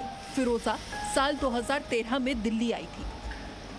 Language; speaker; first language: Hindi; native; Hindi